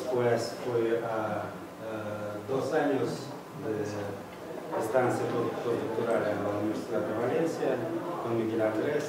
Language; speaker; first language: Spanish; non-native, fluent; Russian